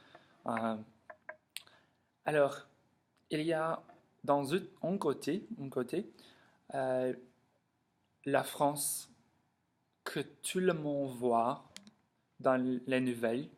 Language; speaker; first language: French; non-native, learner; English